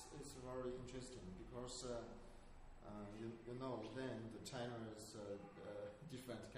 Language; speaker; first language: English; non-native, learner; Chinese